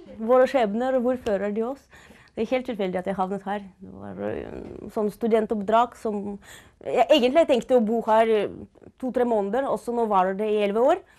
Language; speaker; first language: Norwegian; non-native, fluent; Russian